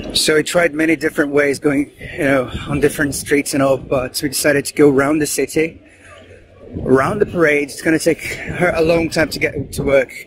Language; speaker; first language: English; non-native, fluent; Portuguese